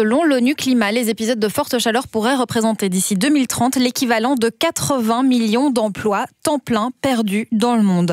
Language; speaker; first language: French; native; French